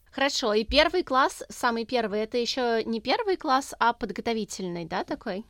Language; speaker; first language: Russian; native; Russian